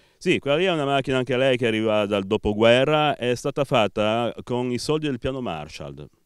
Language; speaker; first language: Italian; native; Italian